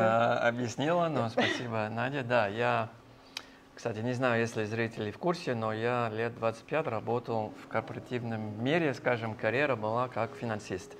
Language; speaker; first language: Russian; non-native, fluent; English